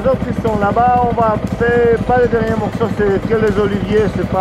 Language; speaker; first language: French; non-native, fluent; Greek